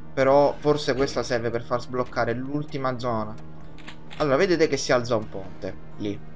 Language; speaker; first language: Italian; native; Italian